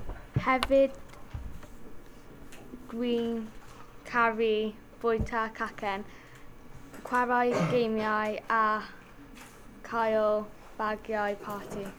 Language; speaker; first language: Welsh; non-native, local second language; English